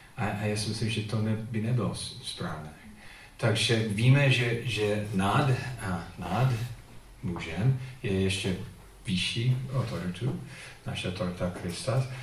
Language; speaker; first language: Czech; non-native, fluent; English